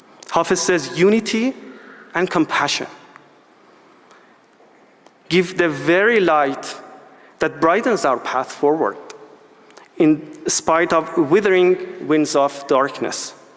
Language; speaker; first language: English; non-native, fluent; Persian